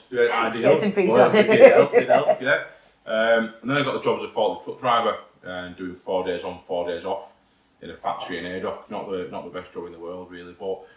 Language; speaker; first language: English; native; English